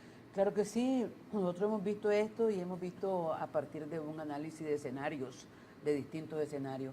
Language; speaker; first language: Spanish; native; Spanish